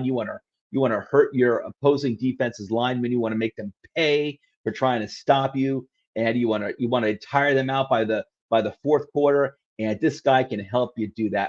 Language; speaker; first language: English; native; English